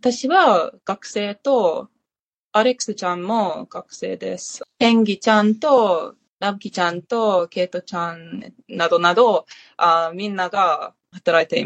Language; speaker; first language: Japanese; non-native, learner; English